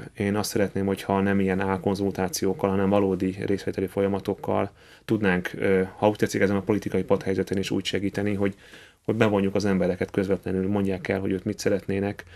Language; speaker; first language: Hungarian; native; Hungarian